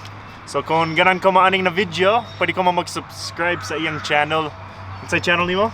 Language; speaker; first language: Cebuano; non-native, learner; English